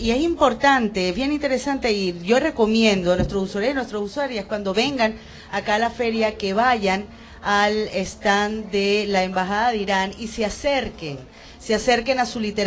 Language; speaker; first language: Spanish; native; Spanish